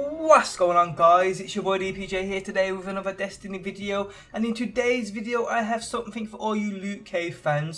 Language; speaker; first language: English; native; English